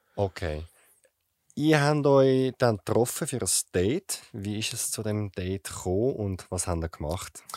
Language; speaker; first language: German; native; German